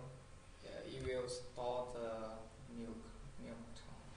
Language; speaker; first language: English; non-native, learner; Chinese